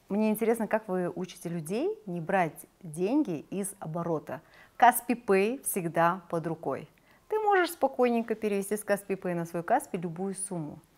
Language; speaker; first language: Russian; native; Russian